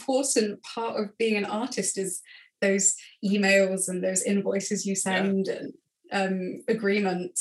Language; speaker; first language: English; native; English